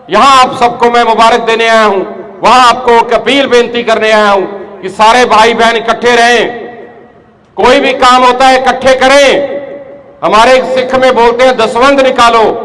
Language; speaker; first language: Hindi; non-native, local second language; Punjabi